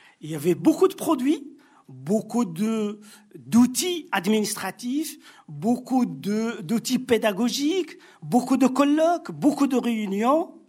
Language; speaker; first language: French; non-native, local second language; Arabic